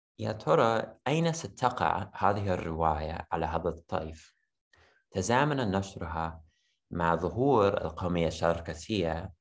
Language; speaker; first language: Arabic; non-native, fluent; English